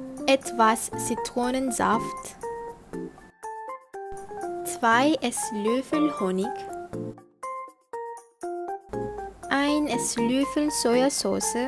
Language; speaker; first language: German; non-native, learner; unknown